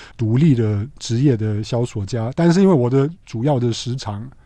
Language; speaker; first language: Chinese; non-native, fluent; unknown